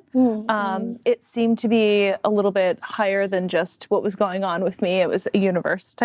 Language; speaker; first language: English; native; English